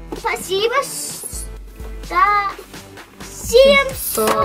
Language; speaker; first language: Russian; early bilingual, heritage; Russian